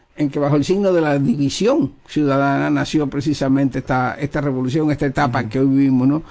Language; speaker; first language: Spanish; native; Spanish